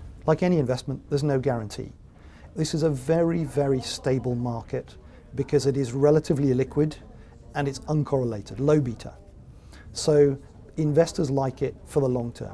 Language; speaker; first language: English; native; English